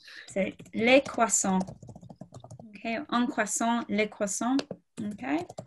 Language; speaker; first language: French; non-native, fluent; English